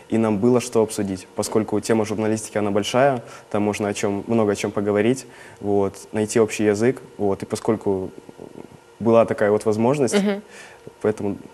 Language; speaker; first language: Russian; native; Russian